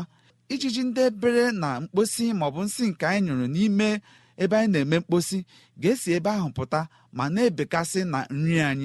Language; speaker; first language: Igbo; native; Igbo